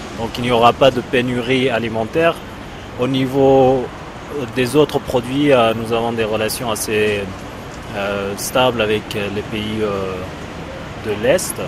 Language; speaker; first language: French; non-native, fluent; Persian